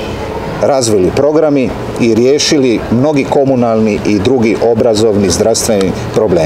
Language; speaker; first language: Serbian; native; Serbian